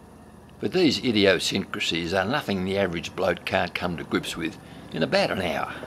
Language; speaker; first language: English; native; English